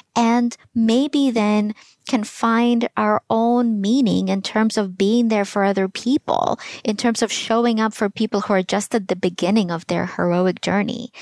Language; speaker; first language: English; early bilingual, other home language; Russian